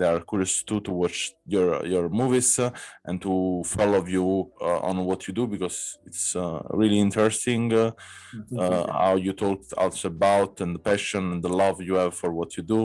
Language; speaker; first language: English; non-native, fluent; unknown